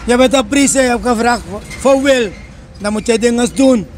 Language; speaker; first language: Dutch; non-native, local second language; Sranan Tongo